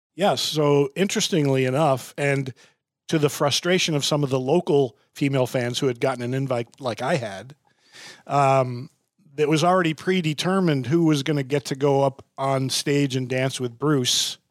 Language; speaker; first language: English; native; English